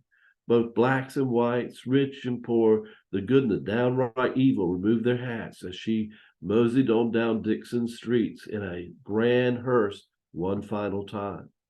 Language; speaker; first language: English; native; English